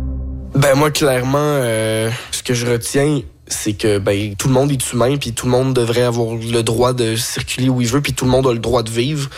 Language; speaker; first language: French; native; French